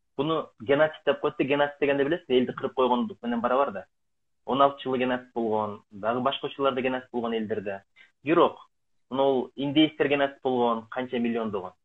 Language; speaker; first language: Kyrgyz; native; Kyrgyz